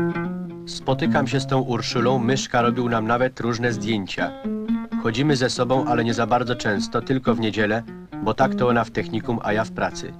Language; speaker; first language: Polish; native; Polish